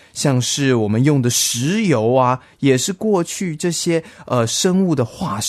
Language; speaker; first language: Chinese; native; Chinese